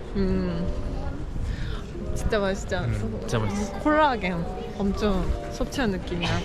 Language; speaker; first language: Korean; non-native, fluent; Japanese